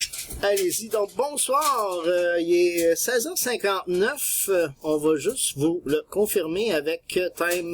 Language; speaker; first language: French; native; French